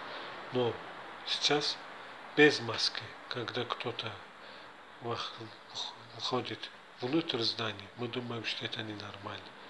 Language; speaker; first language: Russian; non-native, fluent; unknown